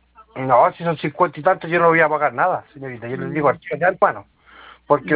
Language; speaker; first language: Spanish; native; Spanish